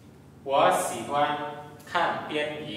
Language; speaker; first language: Chinese; non-native, fluent; Indonesian